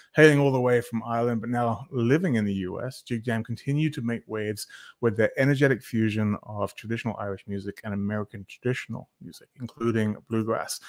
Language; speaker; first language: English; native; English